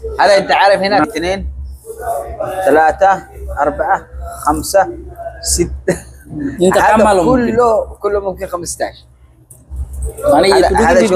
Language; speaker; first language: Arabic; non-native, learner; Bangla